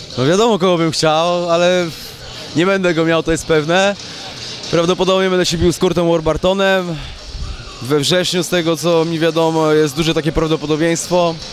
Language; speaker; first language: Polish; native; Polish